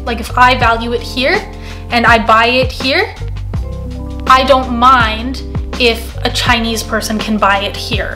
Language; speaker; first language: English; native; English